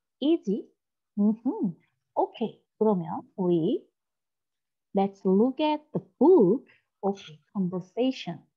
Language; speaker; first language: English; non-native, learner; Korean